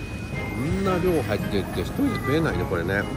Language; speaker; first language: Japanese; native; Japanese